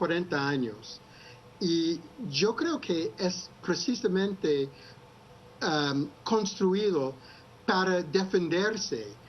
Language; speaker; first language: Spanish; non-native, fluent; English